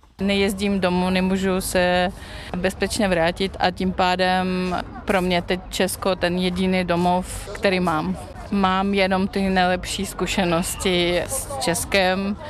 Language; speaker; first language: Czech; non-native, fluent; Russian